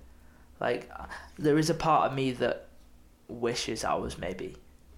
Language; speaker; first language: English; native; English